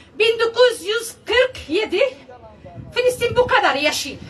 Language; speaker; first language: Turkish; non-native, learner; Arabic